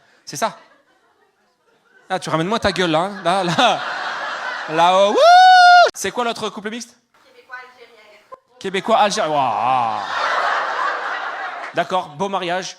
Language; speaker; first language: French; native; French